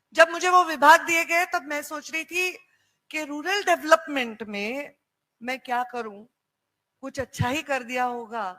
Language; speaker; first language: Hindi; non-native, local second language; Marathi